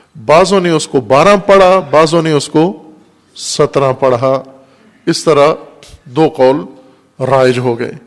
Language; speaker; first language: Urdu; non-native, local second language; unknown